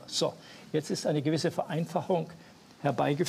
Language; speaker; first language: German; native; German